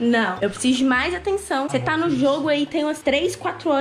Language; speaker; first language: Portuguese; native; Portuguese